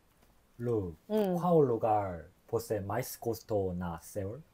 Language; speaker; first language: Portuguese; non-native, learner; Korean